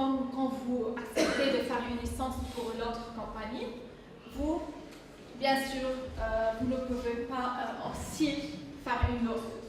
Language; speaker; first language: French; non-native, fluent; English